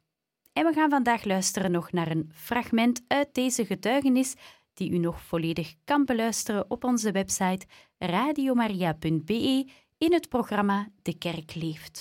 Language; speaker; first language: Dutch; native; Dutch